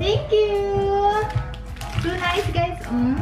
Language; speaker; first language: English; non-native, local second language; Filipino